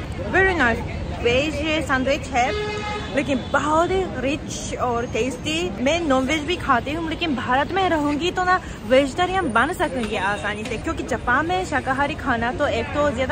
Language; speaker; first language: Hindi; non-native, fluent; Japanese